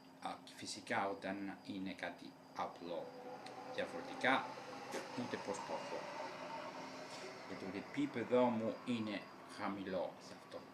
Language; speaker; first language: Greek; non-native, fluent; Italian